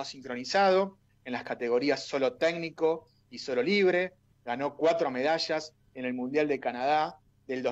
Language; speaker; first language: Spanish; native; Spanish